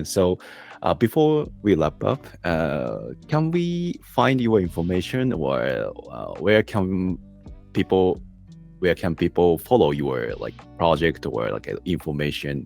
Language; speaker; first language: English; non-native, fluent; Japanese